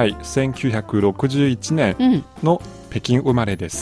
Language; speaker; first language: Japanese; non-native, fluent; Chinese